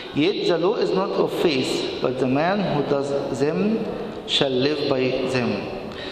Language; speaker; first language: English; non-native, fluent; Arabic